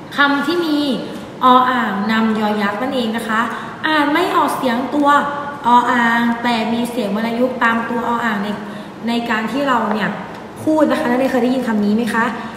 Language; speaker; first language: Thai; native; Thai